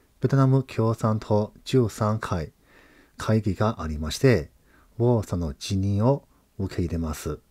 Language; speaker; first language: Japanese; non-native, fluent; Chinese